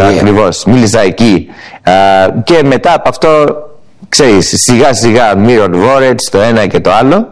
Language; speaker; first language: Greek; early bilingual, heritage; English